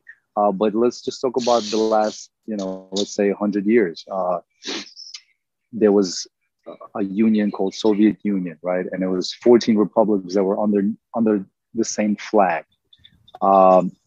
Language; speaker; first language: English; non-native, fluent; Russian